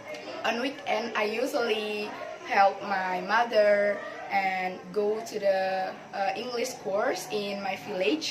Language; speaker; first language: English; non-native, learner; Indonesian